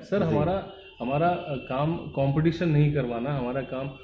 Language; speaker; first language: Hindi; non-native, local second language; Bangla